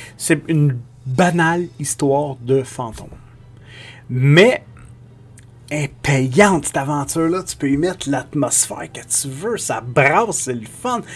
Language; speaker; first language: French; native; French